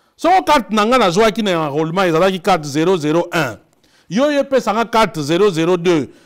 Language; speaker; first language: French; non-native, local second language; Lingala